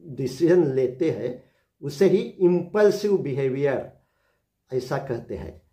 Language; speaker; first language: Hindi; non-native, local second language; Marathi